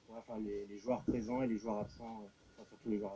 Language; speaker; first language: French; native; French